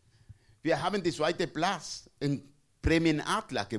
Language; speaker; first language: German; non-native, learner; Spanish